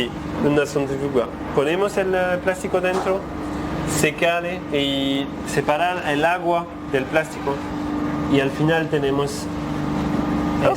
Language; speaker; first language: Spanish; non-native, learner; French